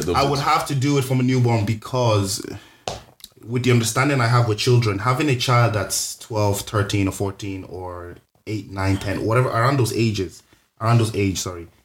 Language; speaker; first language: English; native; English